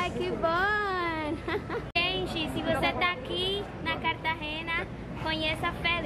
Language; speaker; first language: Portuguese; non-native, fluent; Spanish